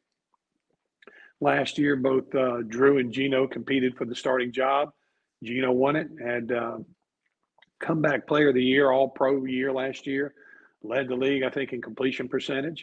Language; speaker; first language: English; native; English